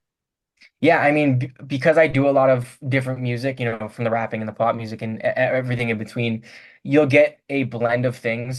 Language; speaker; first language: English; native; English